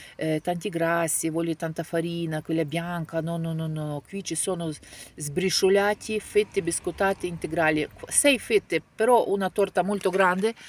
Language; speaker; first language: Italian; non-native, fluent; Ukrainian